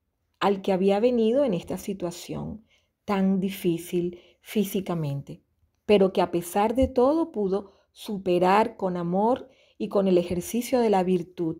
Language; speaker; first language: Spanish; native; Spanish